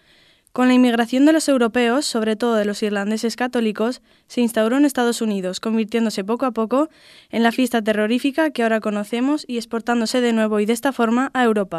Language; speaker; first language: Spanish; native; Spanish